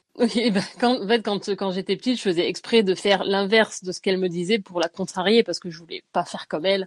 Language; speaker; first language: French; native; French